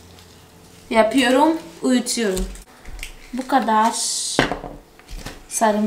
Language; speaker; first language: Turkish; non-native, fluent; Portuguese